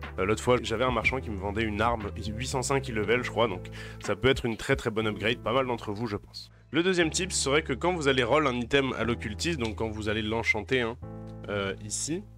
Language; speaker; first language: French; native; French